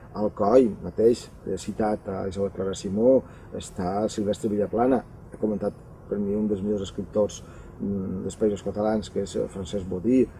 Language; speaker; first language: Catalan; native; Catalan